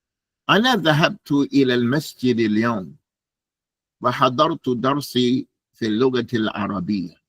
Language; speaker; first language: Arabic; non-native, fluent; English